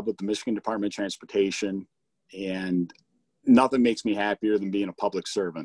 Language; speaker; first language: English; native; English